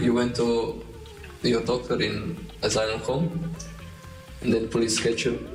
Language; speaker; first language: English; non-native, fluent; Slovenian